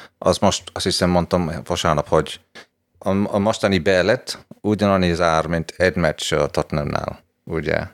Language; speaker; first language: Hungarian; non-native, fluent; English